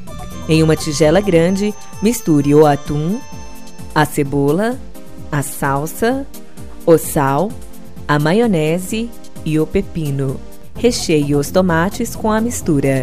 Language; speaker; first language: Portuguese; native; Portuguese